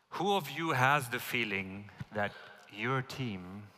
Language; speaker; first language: English; non-native, fluent; German